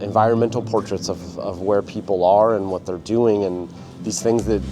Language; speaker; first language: English; native; English